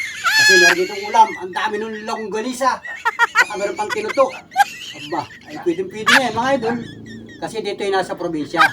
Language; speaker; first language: Filipino; native; Filipino